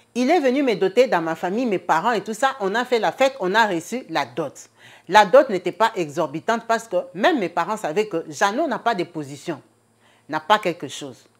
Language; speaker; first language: French; non-native, local second language; Lingala